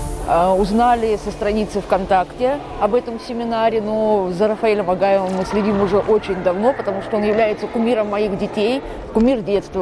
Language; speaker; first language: Russian; native; Russian